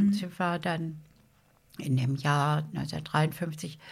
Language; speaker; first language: German; native; German